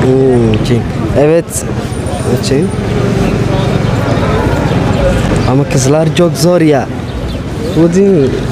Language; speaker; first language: Turkish; non-native, learner; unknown